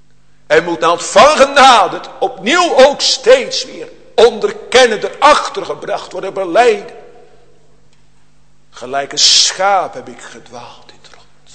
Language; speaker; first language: Dutch; native; Dutch